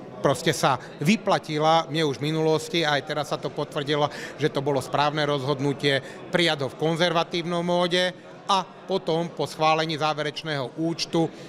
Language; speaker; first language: Slovak; native; Slovak